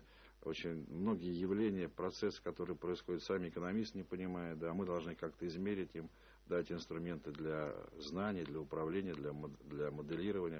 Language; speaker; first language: Russian; native; Russian